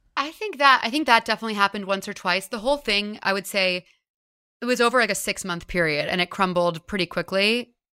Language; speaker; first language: English; native; English